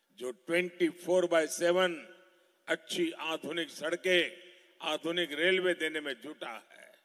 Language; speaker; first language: Hindi; non-native, local second language; Gujarati